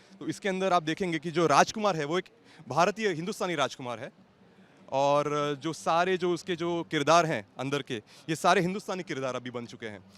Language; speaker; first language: Hindi; non-native, local second language; Marathi